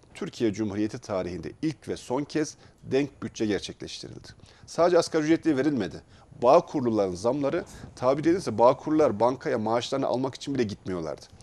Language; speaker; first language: Turkish; native; Turkish